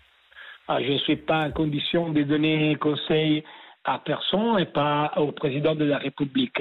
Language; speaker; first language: French; non-native, fluent; Italian